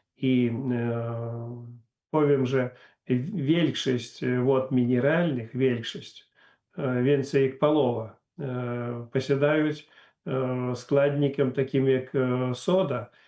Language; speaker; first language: Polish; non-native, learner; Russian